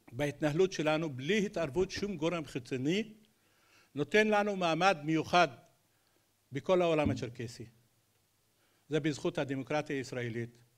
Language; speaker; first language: Hebrew; non-native, local second language; Adyghe